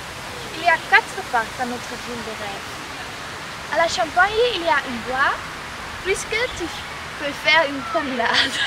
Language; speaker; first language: French; non-native, learner; Dutch